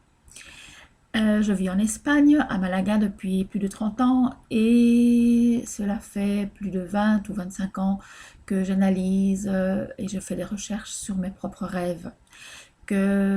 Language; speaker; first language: French; native; French